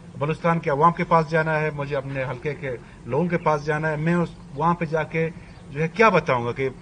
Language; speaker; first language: Urdu; non-native, local second language; Baluchi